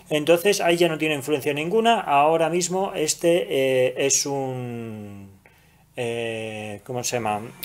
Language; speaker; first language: Spanish; native; Spanish